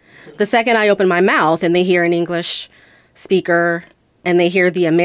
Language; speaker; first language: English; non-native, fluent; Romanian